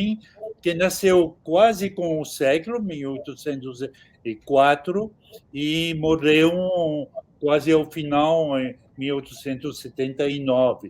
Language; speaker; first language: Portuguese; non-native, fluent; French